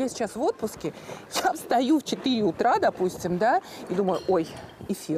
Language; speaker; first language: Russian; native; Russian